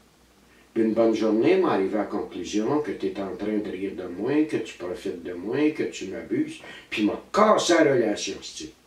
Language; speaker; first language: French; native; French